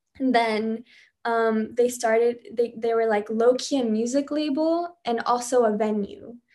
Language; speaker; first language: English; early bilingual, other home language; Spanish